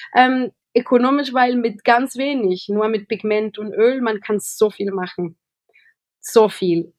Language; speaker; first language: German; non-native, fluent; Spanish